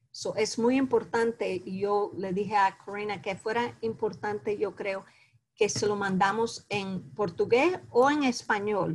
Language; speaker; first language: Spanish; early bilingual, heritage; Spanish